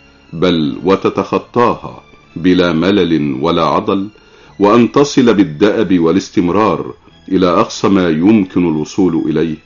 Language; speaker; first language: Arabic; native; Arabic